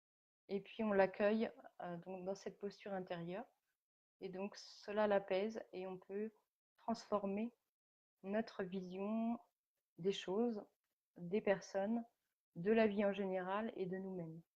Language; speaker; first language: French; native; French